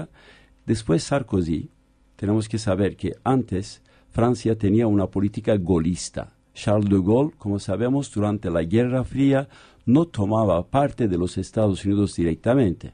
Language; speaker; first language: Spanish; non-native, fluent; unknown